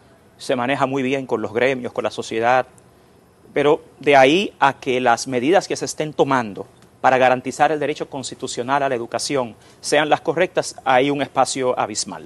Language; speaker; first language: Spanish; native; Spanish